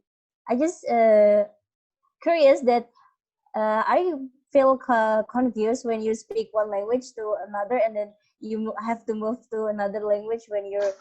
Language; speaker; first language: English; non-native, learner; Indonesian